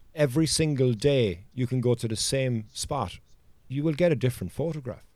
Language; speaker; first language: English; native; English